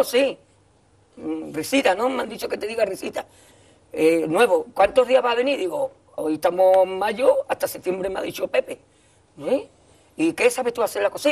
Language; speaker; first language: Spanish; native; Spanish